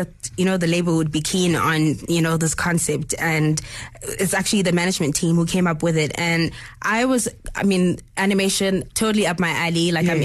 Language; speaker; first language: English; non-native, local second language; Zulu